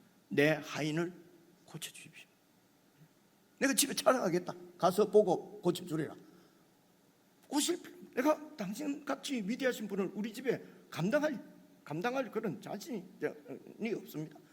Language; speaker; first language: Korean; native; Korean